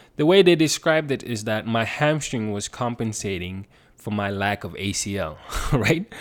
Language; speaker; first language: English; non-native, fluent; Swedish